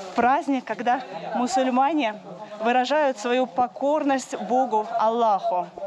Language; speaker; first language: Russian; native; Russian